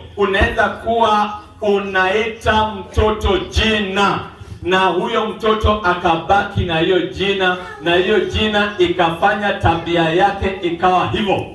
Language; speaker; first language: Swahili; non-native, local second language; Luo (Kenya and Tanzania)